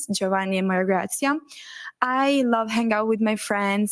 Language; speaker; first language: English; non-native, learner; Italian